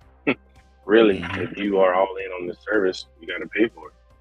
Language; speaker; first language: English; native; English